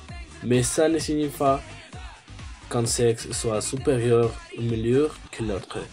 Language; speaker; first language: French; non-native, learner; Spanish